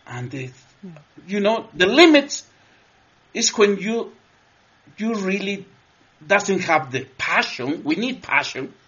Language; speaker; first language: English; non-native, learner; Spanish